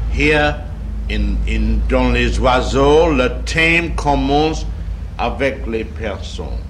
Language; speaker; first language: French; non-native, learner; English